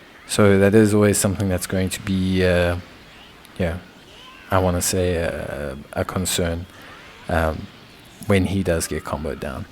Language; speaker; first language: English; native; English